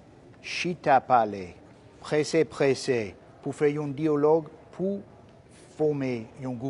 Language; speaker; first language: Haitian Creole; non-native, fluent; English